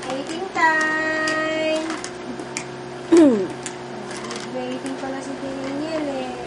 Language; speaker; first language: Filipino; native; Filipino